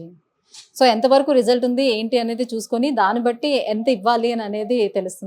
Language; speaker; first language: Telugu; native; Telugu